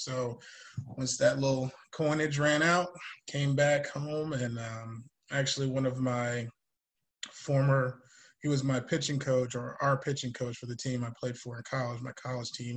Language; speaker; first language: English; native; English